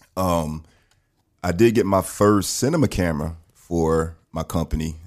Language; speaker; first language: English; native; English